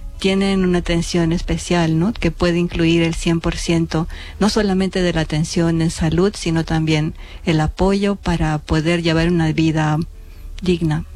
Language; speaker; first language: Spanish; native; Spanish